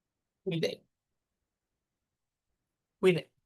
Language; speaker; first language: English; non-native, fluent; Spanish